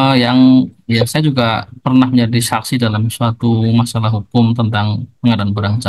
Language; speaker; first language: Indonesian; native; Indonesian